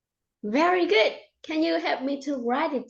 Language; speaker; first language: English; non-native, fluent; Vietnamese